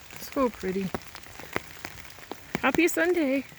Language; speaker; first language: English; native; English